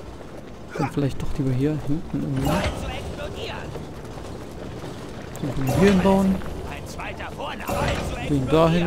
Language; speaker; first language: German; native; German